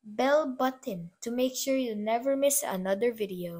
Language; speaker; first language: English; non-native, local second language; Filipino